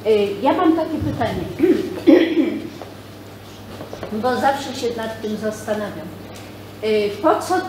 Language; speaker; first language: Polish; native; Polish